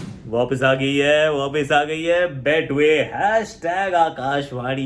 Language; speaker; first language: Hindi; native; Hindi